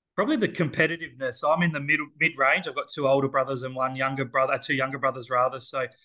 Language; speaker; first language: English; native; English